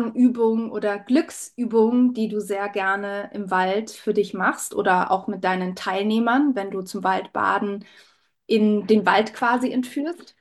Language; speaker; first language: German; native; German